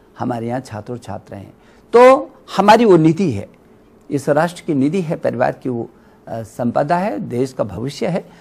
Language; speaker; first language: Hindi; native; Hindi